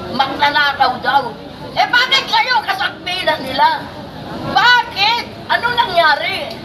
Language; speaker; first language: Filipino; non-native, local second language; Iloko